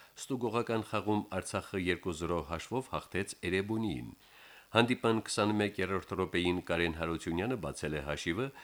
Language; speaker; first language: Armenian; native; Armenian